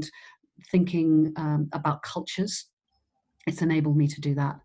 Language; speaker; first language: English; native; English